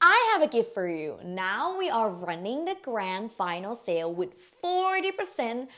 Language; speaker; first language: English; non-native, fluent; Thai